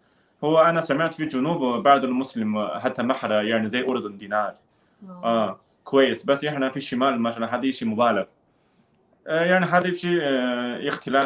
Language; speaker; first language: Arabic; non-native, learner; Chinese